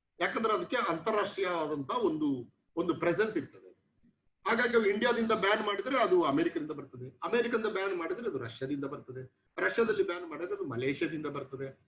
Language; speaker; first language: Kannada; non-native, local second language; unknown